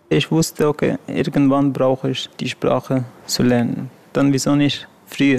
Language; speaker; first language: German; non-native, fluent; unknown